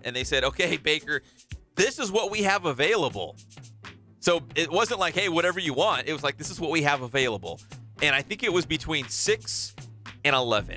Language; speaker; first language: English; native; English